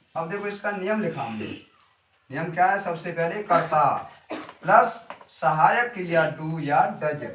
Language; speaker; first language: Hindi; native; Hindi